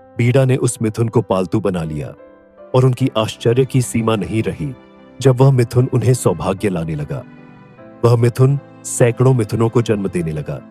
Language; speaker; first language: Hindi; non-native, local second language; Nyishi